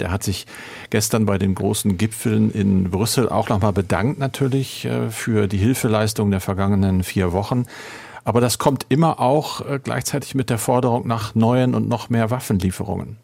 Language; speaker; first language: German; native; German